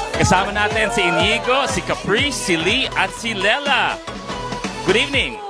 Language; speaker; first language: Filipino; native; Filipino